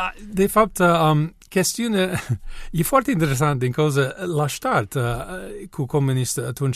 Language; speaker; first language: Romanian; non-native, learner; English